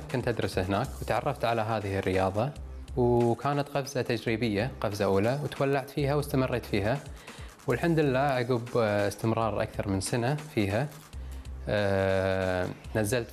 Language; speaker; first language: Arabic; native; Arabic